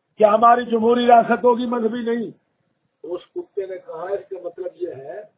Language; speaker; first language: Urdu; native; Urdu